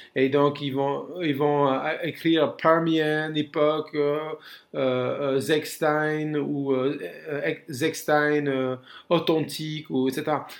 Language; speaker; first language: French; non-native, fluent; English